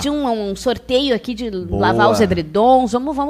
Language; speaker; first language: Portuguese; native; Portuguese